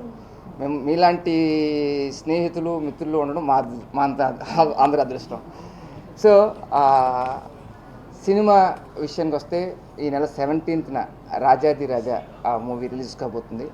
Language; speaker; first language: Telugu; native; Telugu